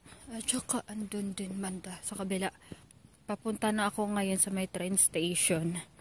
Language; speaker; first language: Filipino; native; Filipino